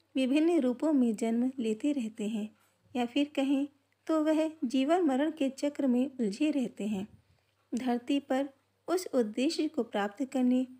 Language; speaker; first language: Hindi; native; Hindi